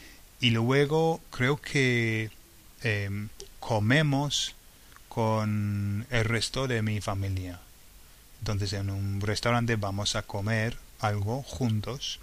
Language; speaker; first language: Spanish; non-native, fluent; English